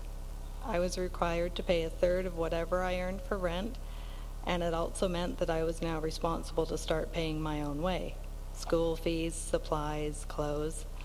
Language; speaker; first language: English; native; English